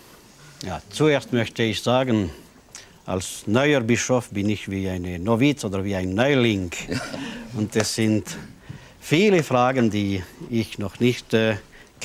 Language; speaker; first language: German; non-native, local second language; French